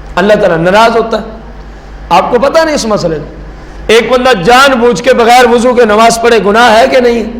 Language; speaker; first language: Urdu; non-native, local second language; Punjabi